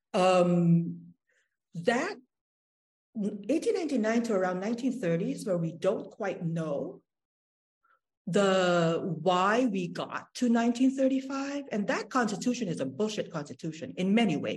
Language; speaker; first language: English; non-native, local second language; Waray